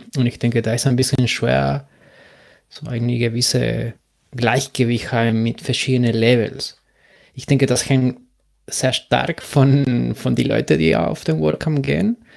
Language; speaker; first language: German; non-native, fluent; Spanish